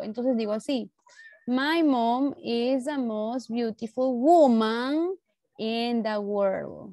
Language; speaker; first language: English; non-native, learner; Spanish